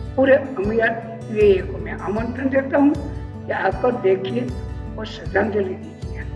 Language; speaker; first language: Hindi; non-native, local second language; Gujarati